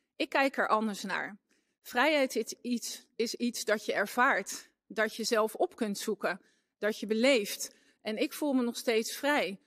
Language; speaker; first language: Dutch; native; Dutch